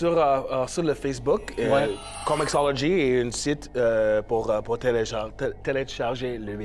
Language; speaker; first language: French; non-native, learner; English